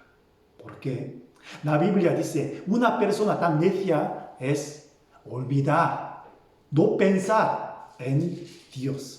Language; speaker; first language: Spanish; non-native, fluent; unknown